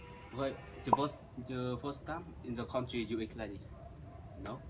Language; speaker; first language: English; non-native, learner; Vietnamese